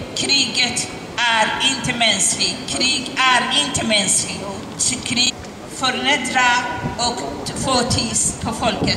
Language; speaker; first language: Swedish; non-native, learner; Persian